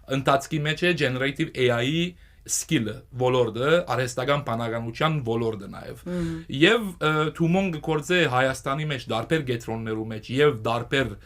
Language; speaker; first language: Armenian; native; Armenian